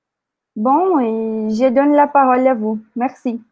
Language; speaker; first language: French; non-native, learner; Portuguese